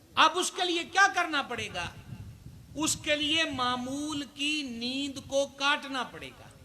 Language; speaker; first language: Urdu; non-native, local second language; Punjabi